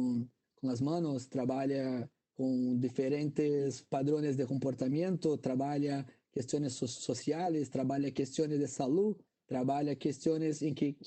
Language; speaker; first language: Spanish; non-native, fluent; Portuguese